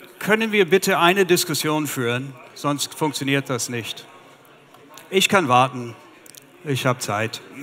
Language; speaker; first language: German; non-native, fluent; English